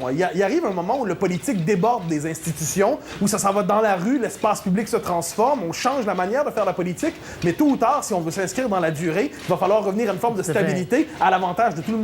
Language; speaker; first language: French; native; French